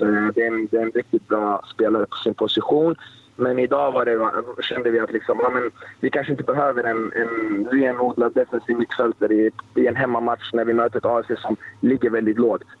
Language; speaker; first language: Swedish; native; Swedish